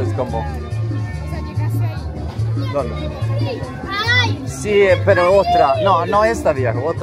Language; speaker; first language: Spanish; non-native, fluent; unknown